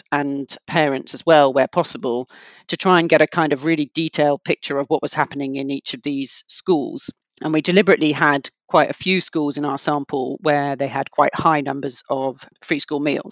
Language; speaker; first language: English; native; English